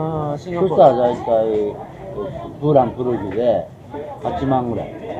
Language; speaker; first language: Japanese; native; Japanese